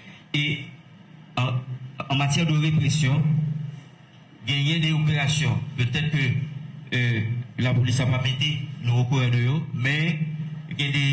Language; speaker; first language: French; non-native, local second language; Haitian Creole